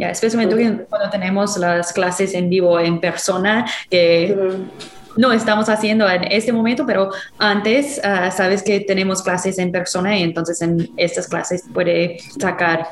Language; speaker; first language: Spanish; non-native, fluent; English